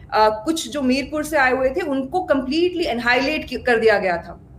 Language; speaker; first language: Hindi; native; Hindi